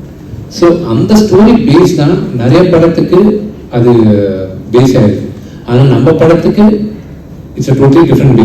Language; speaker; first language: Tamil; non-native, local second language; Telugu